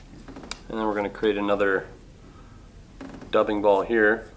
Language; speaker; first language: English; native; English